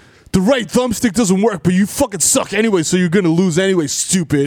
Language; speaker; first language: English; early bilingual, other home language; Spanish